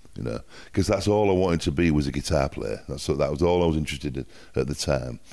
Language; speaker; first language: English; native; English